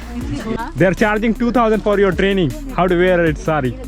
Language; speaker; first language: English; non-native, local second language; Hindi